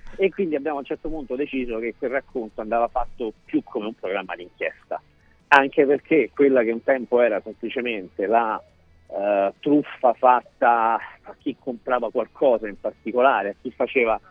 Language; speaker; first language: Italian; native; Italian